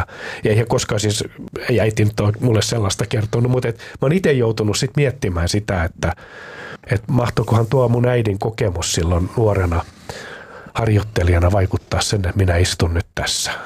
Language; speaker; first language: Finnish; native; Finnish